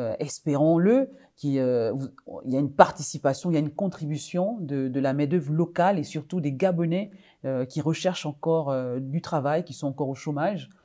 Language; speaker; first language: French; native; French